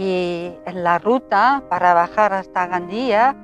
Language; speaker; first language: Spanish; non-native, fluent; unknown